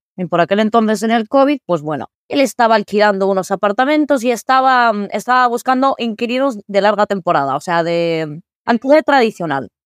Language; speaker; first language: Spanish; early bilingual, other home language; Arabic